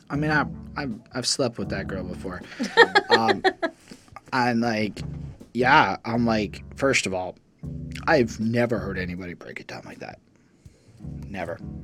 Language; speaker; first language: English; native; English